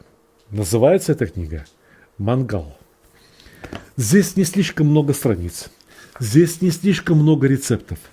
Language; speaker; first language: Russian; native; Russian